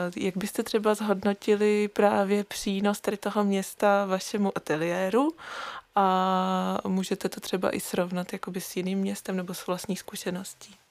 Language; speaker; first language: Czech; native; Czech